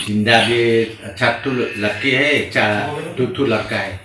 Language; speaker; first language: Hindi; non-native, local second language; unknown